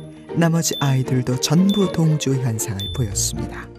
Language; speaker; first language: Korean; native; Korean